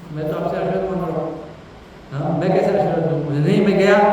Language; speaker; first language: Hindi; non-native, local second language; Marathi